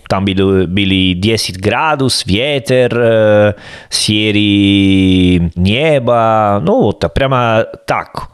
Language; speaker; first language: Russian; non-native, learner; Italian